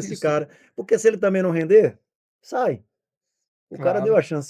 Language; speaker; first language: Portuguese; native; Portuguese